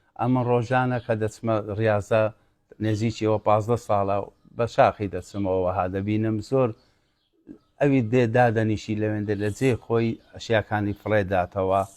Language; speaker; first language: Central Kurdish; non-native, local second language; Assyrian Neo-Aramaic